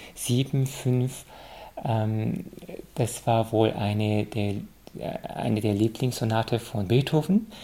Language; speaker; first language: German; non-native, fluent; Korean